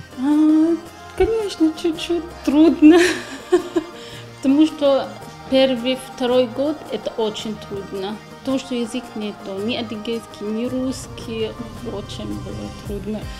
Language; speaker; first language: Russian; non-native, learner; Arabic